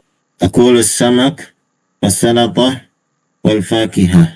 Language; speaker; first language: Arabic; non-native, learner; Indonesian